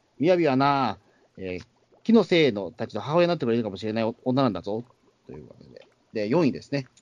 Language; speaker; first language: Japanese; native; Japanese